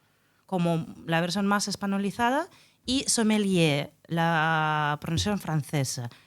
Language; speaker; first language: Spanish; non-native, fluent; Russian